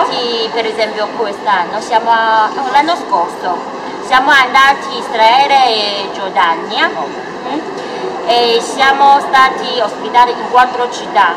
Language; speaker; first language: Italian; non-native, fluent; Chinese